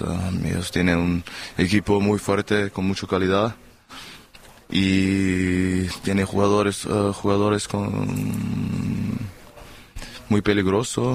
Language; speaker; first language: Spanish; non-native, fluent; German